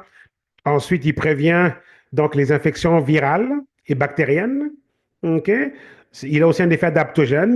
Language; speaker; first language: French; native; French